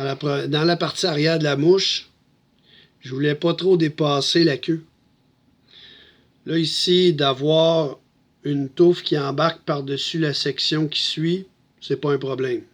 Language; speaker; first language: French; native; French